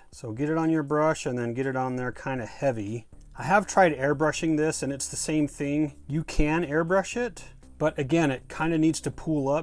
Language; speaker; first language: English; native; English